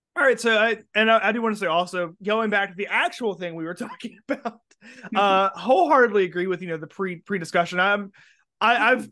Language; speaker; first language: English; native; English